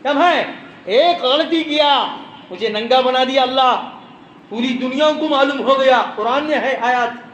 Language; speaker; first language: Hindi; non-native, local second language; Tamil